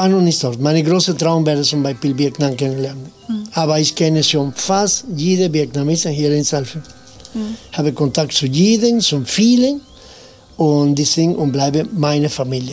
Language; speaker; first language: German; non-native, learner; Spanish